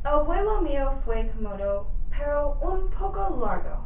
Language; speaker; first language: Spanish; non-native, learner; English